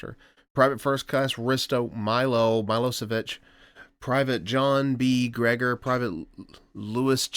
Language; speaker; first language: English; native; English